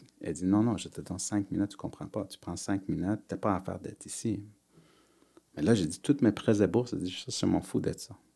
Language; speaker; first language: French; early bilingual, other home language; Persian